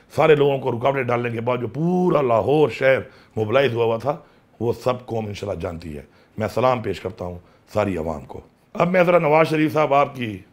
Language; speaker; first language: Urdu; non-native, local second language; Pashto